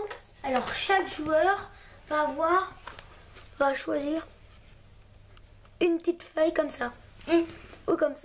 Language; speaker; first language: French; native; French